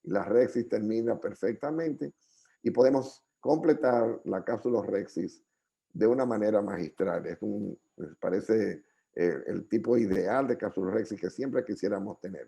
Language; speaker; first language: Spanish; native; Spanish